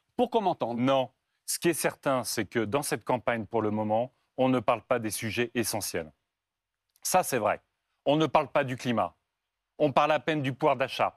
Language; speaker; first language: French; native; French